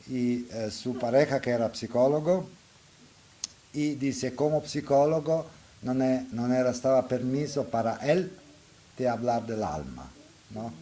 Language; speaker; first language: Spanish; non-native, learner; Italian